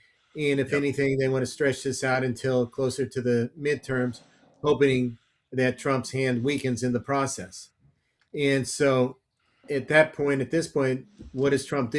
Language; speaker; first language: English; native; English